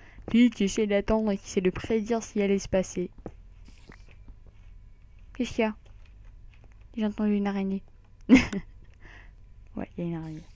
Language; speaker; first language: French; native; French